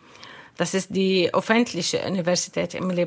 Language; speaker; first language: German; non-native, learner; Arabic